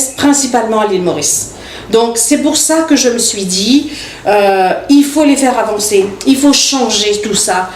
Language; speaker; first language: French; non-native, local second language; Morisyen